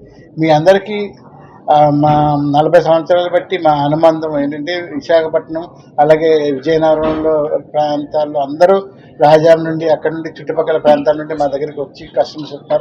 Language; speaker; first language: Telugu; native; Telugu